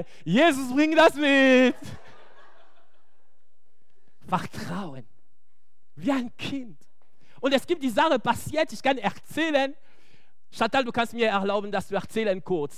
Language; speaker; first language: German; non-native, fluent; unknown